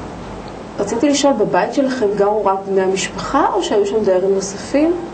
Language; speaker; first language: Hebrew; native; Hebrew